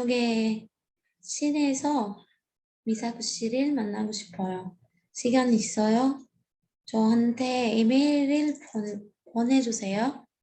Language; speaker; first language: Korean; non-native, learner; Arabic